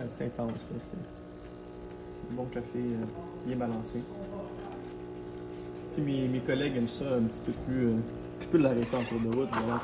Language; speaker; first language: French; native; French